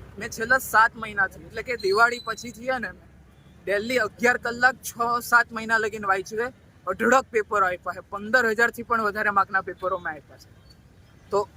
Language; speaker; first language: Gujarati; non-native, local second language; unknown